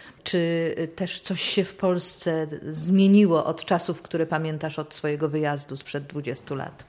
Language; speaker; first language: Polish; native; Polish